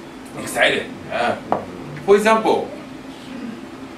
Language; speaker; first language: English; non-native, learner; Japanese